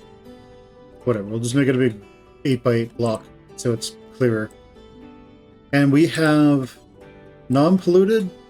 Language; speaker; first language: English; native; English